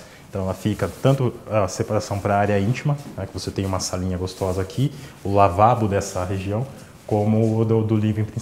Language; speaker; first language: Portuguese; native; Portuguese